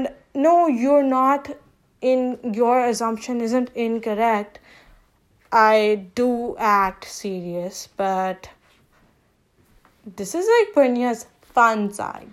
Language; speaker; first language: English; non-native, local second language; Urdu